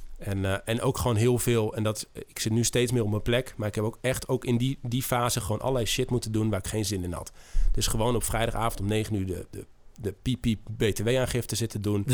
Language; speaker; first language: Dutch; native; Dutch